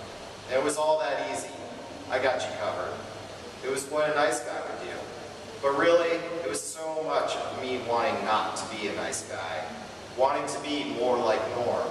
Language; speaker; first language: English; native; English